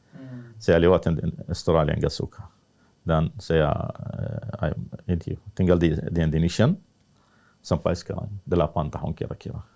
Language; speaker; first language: Indonesian; non-native, learner; Arabic